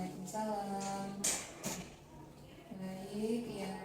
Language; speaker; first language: Indonesian; native; Indonesian